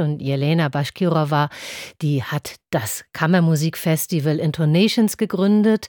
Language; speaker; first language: German; native; German